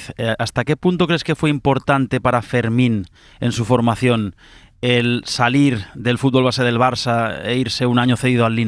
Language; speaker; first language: Spanish; native; Spanish